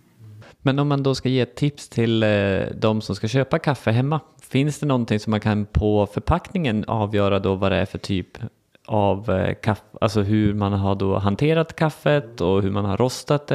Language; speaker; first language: Swedish; native; Swedish